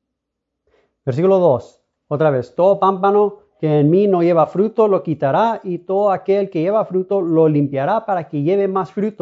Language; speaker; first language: Spanish; early bilingual, heritage; Spanish